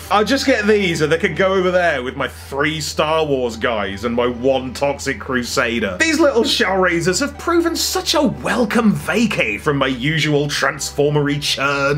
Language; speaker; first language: English; native; English